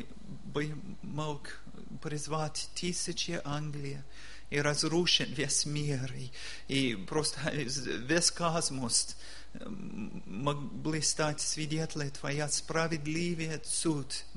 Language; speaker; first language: Russian; non-native, learner; English